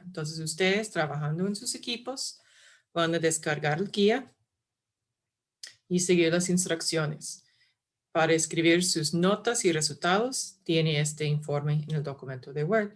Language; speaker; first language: Spanish; non-native, fluent; English